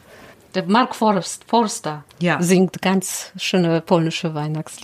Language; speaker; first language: German; non-native, learner; Polish